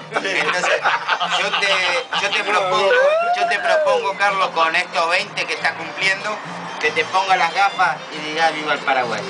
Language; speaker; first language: Spanish; native; Spanish